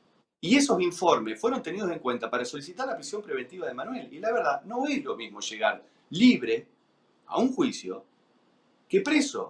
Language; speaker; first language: Spanish; native; Spanish